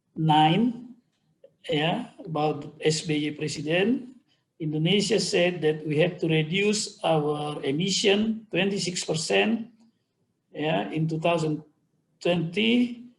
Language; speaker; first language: English; non-native, fluent; Indonesian